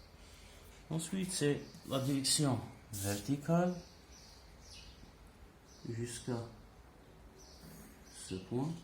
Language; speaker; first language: French; non-native, local second language; Arabic